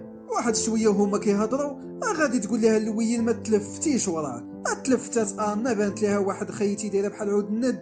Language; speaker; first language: Arabic; native; Arabic